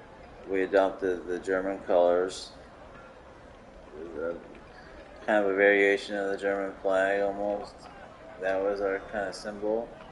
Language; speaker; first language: English; native; English